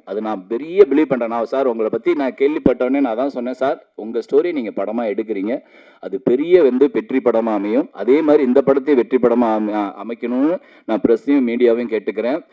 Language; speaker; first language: Tamil; native; Tamil